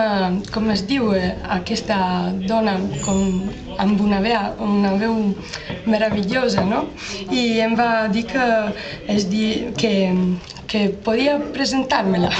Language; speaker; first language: Catalan; non-native, learner; Italian